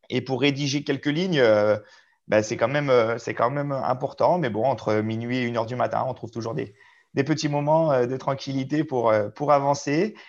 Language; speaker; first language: French; native; French